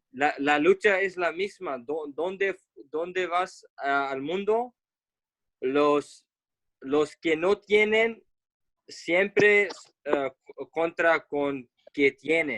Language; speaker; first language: Spanish; non-native, learner; Kurdish